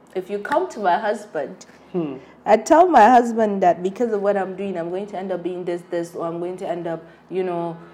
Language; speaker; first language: English; non-native, local second language; Hausa